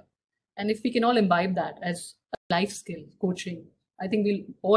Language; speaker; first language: English; non-native, local second language; Hindi